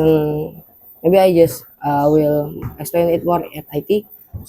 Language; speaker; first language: English; non-native, learner; Indonesian